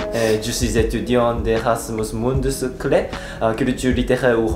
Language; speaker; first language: French; non-native, learner; Japanese